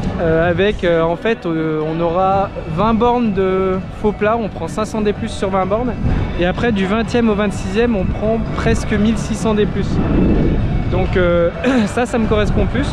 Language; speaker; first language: French; native; French